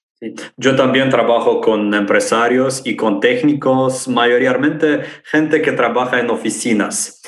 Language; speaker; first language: Spanish; non-native, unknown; Romanian